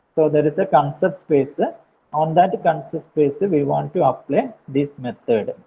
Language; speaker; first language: English; non-native, local second language; Malayalam